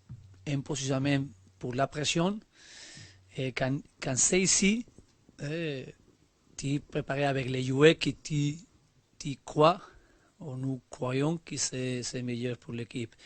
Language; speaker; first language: French; non-native, learner; Spanish